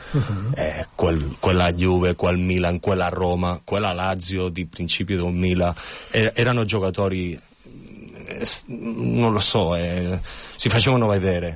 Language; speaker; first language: Italian; non-native, fluent; Catalan